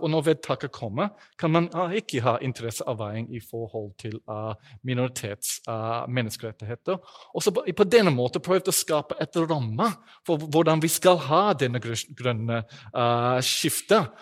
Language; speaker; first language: Norwegian; non-native, fluent; English